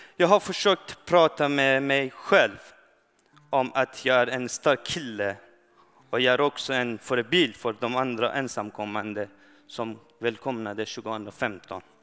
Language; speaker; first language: Swedish; non-native, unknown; Persian